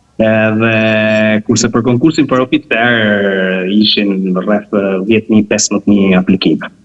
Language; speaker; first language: Albanian; early bilingual, heritage; Albanian